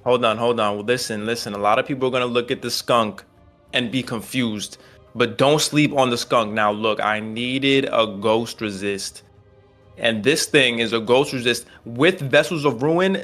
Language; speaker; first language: English; native; English